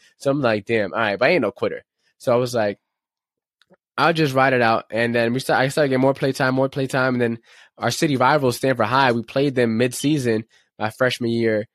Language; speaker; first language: English; native; English